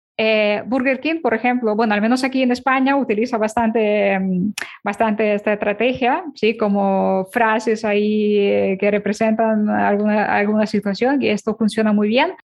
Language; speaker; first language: Spanish; non-native, fluent; Ukrainian